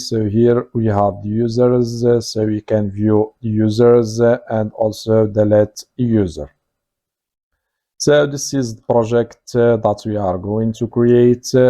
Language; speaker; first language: English; non-native, fluent; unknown